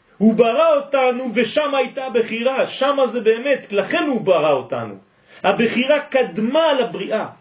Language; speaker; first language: Hebrew; non-native, fluent; French